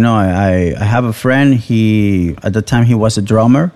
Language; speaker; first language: English; non-native, fluent; Spanish